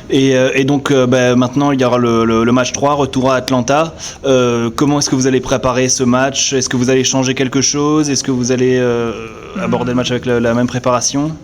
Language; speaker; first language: French; native; French